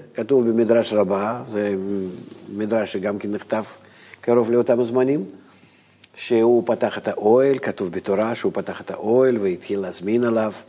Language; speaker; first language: Hebrew; non-native, fluent; Russian